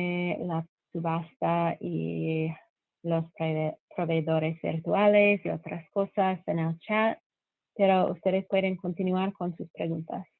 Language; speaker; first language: Spanish; non-native, fluent; English